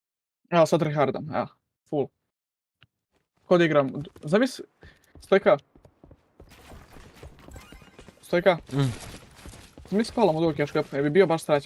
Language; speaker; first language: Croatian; non-native, learner; Macedonian